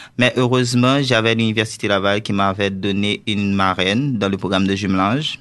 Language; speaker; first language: French; non-native, local second language; Haitian Creole